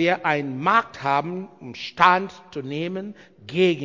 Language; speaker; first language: German; non-native, learner; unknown